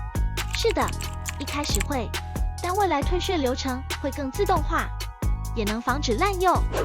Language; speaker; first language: Chinese; native; Chinese